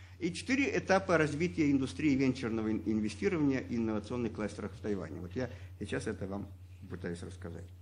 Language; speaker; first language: Russian; native; Russian